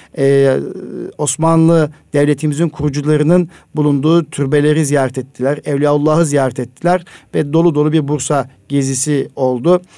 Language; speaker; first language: Turkish; native; Turkish